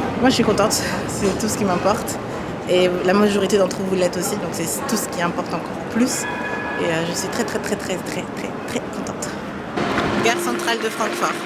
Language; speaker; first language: French; early bilingual, other home language; German